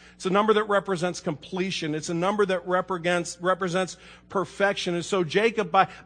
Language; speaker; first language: English; native; English